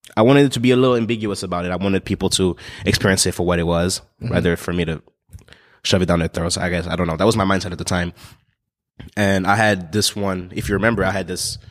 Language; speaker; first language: English; non-native, fluent; French